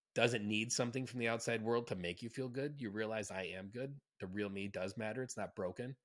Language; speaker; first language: English; native; English